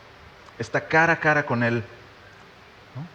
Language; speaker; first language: Spanish; native; Spanish